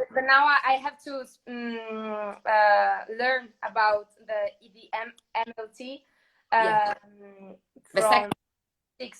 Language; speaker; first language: English; non-native, learner; Spanish